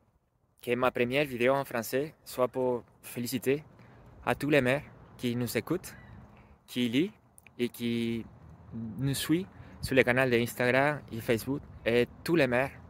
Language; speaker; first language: French; non-native, learner; Spanish